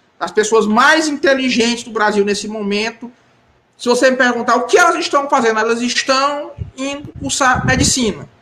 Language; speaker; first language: Portuguese; native; Portuguese